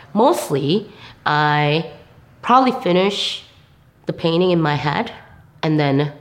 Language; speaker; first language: English; non-native, fluent; Korean